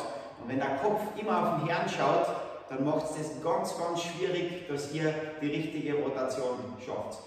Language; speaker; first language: German; native; German